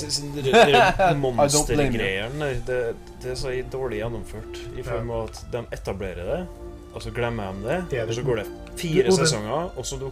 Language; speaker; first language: Norwegian; native; Norwegian